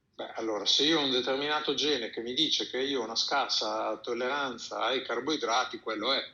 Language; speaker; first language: Italian; native; Italian